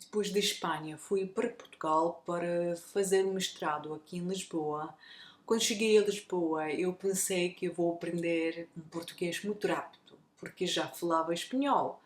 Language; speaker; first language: Portuguese; non-native, learner; Russian